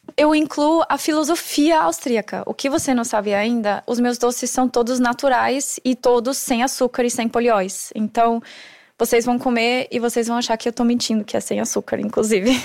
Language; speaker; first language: Portuguese; non-native, fluent; German